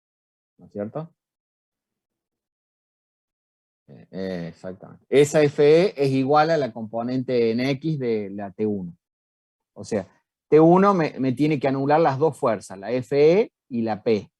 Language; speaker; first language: Spanish; native; Spanish